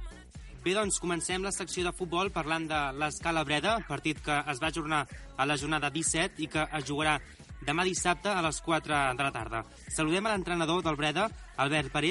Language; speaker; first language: Catalan; native; Catalan